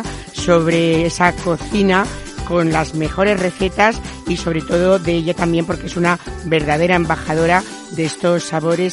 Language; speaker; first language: Spanish; native; Spanish